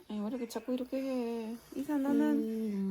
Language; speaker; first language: Korean; non-native, fluent; Spanish